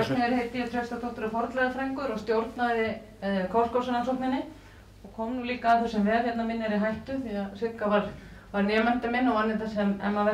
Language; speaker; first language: Icelandic; native; Icelandic